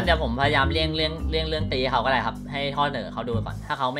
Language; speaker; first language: Thai; native; Thai